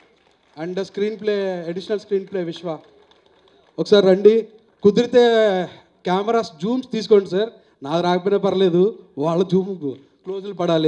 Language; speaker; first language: Telugu; native; Telugu